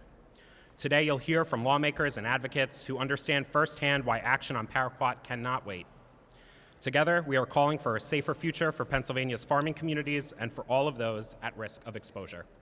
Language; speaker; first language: English; native; English